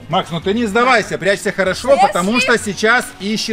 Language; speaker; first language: Russian; native; Russian